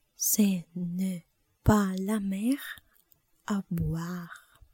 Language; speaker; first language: French; non-native, learner; Spanish